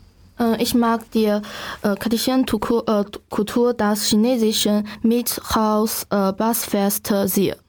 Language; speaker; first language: German; non-native, learner; Chinese